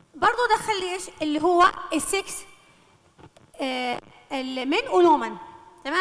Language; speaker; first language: Arabic; native; Arabic